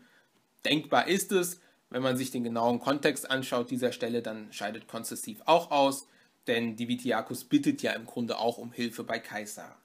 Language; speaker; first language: German; native; German